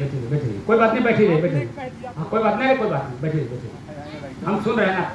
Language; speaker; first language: Hindi; native; Hindi